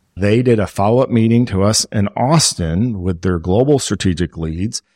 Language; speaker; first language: English; native; English